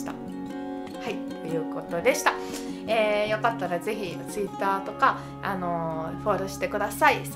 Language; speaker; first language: Japanese; non-native, fluent; Italian